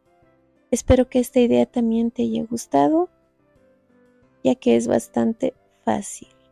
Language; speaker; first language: Spanish; native; Spanish